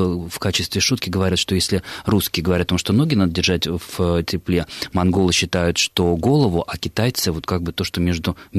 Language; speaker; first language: Russian; native; Russian